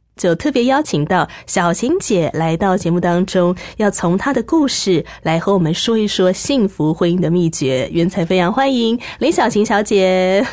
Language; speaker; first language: Chinese; native; Chinese